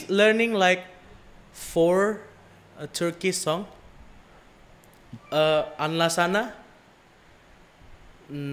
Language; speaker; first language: English; non-native, learner; Indonesian